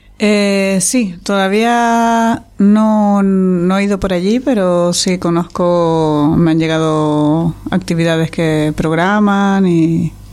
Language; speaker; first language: Spanish; native; Spanish